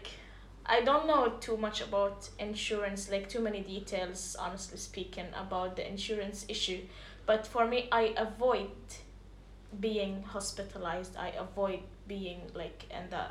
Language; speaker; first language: English; non-native, fluent; Arabic